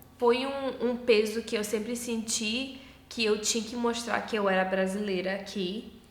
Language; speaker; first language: Portuguese; early bilingual, heritage; Portuguese